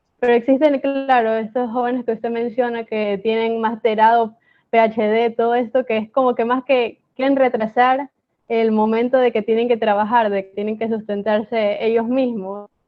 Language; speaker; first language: Spanish; native; Spanish